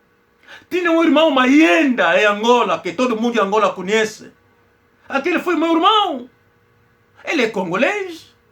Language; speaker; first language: Portuguese; non-native, local second language; Kongo